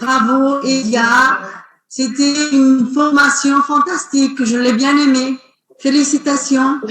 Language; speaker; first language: French; non-native, fluent; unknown